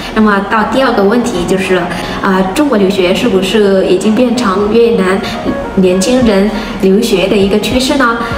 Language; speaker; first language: Chinese; non-native, fluent; Vietnamese